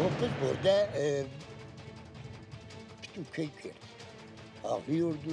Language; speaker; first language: Turkish; non-native, local second language; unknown